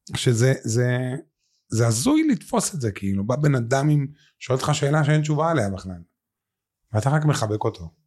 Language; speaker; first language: Hebrew; native; Hebrew